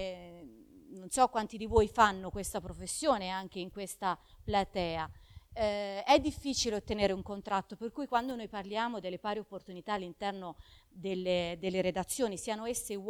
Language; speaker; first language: Italian; native; Italian